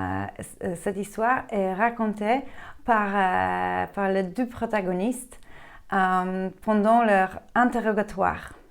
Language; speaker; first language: French; non-native, fluent; Polish